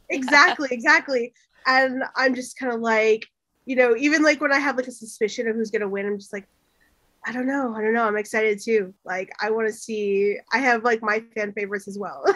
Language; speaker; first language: English; native; English